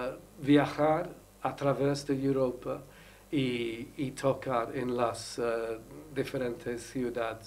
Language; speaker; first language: Spanish; non-native, learner; English